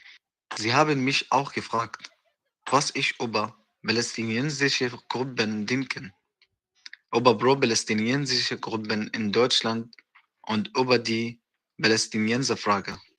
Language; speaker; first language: German; non-native, learner; Arabic